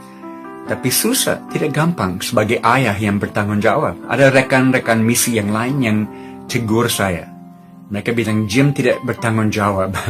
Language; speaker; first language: Indonesian; non-native, fluent; English